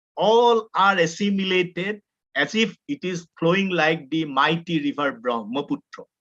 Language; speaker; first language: English; non-native, local second language; Assamese